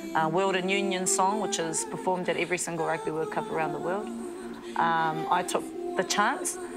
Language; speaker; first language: English; native; English